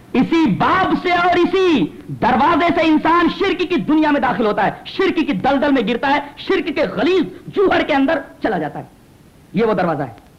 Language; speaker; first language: Urdu; native; Urdu